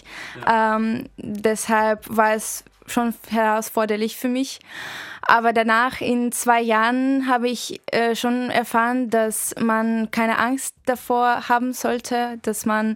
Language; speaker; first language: German; non-native, fluent; Russian